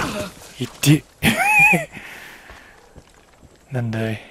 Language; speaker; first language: Japanese; native; Japanese